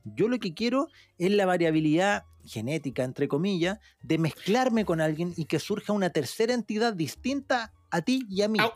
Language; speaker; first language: Spanish; native; Spanish